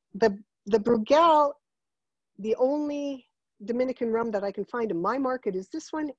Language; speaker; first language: English; native; English